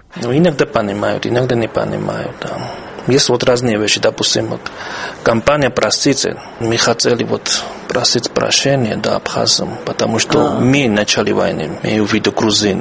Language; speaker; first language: Russian; non-native, fluent; Georgian